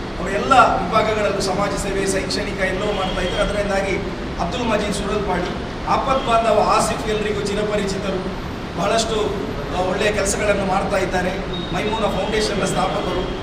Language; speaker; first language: Kannada; non-native, local second language; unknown